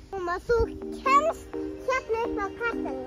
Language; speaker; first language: Icelandic; early bilingual, heritage; Icelandic